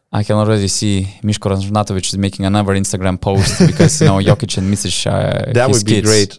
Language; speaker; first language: English; non-native, fluent; Lithuanian